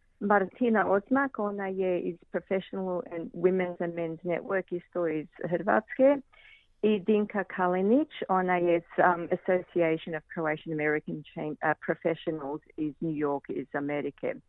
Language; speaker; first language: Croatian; early bilingual, heritage; Croatian